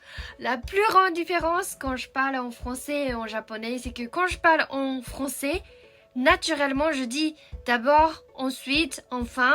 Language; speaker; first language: French; non-native, fluent; Japanese